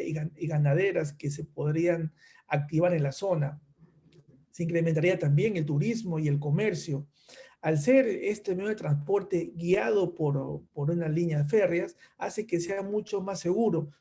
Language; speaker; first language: Spanish; native; Spanish